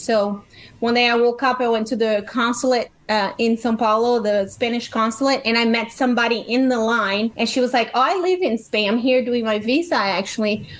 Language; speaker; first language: English; non-native, fluent; Portuguese